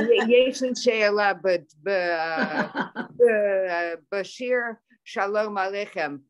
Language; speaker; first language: Hebrew; non-native, learner; English